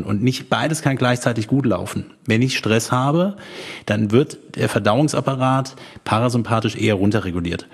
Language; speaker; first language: German; native; German